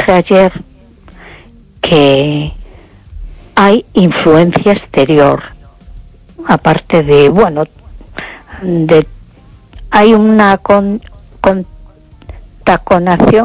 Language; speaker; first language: Spanish; native; Spanish